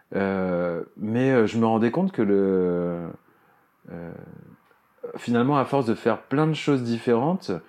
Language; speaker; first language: French; native; French